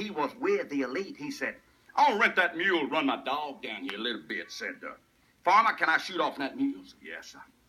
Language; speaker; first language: English; native; English